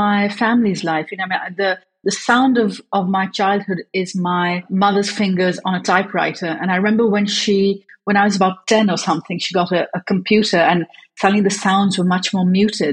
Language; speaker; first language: English; native; English